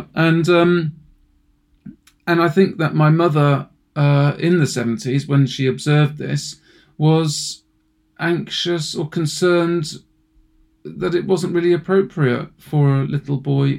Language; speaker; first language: English; native; English